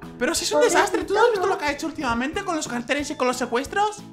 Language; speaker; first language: Spanish; native; Spanish